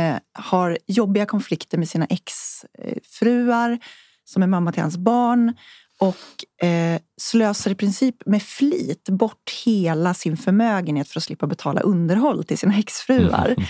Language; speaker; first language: Swedish; native; Swedish